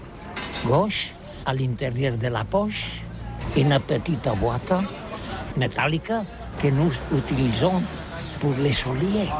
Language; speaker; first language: French; non-native, learner; Catalan